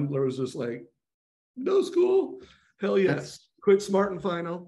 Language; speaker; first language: English; native; English